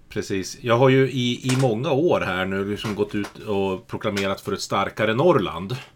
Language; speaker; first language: Swedish; native; Swedish